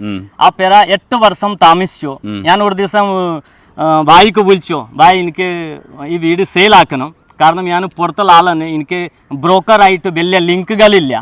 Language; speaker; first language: Malayalam; non-native, fluent; Hindi